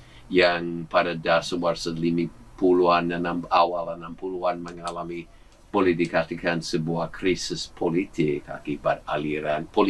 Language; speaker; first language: Indonesian; non-native, fluent; English